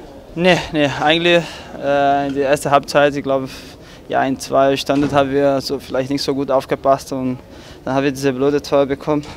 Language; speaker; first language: German; non-native, fluent; Portuguese